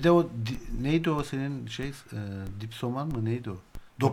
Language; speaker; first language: Turkish; native; Turkish